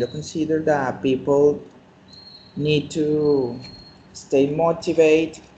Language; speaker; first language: English; non-native, learner; Spanish